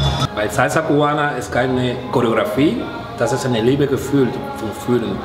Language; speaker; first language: German; non-native, fluent; Spanish